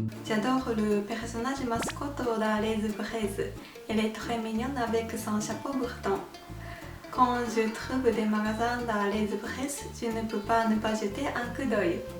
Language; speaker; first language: French; non-native, fluent; Japanese